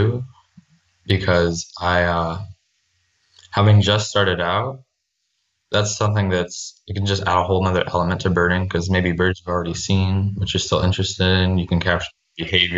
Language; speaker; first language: English; native; English